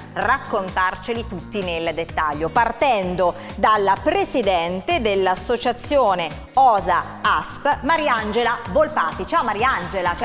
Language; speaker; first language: Italian; native; Italian